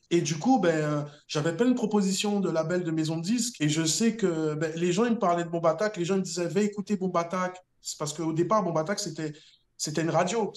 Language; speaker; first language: French; native; French